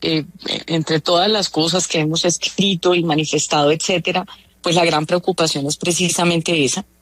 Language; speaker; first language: Spanish; native; Spanish